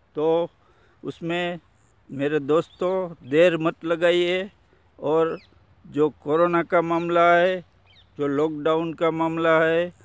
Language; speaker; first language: Hindi; non-native, local second language; Gujarati